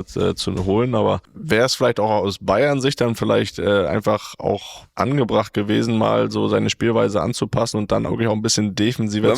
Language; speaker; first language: German; native; German